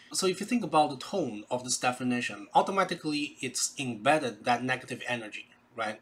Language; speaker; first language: English; non-native, fluent; Chinese